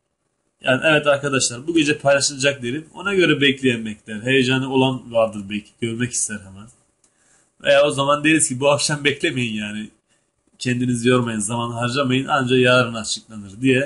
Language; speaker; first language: Turkish; native; Turkish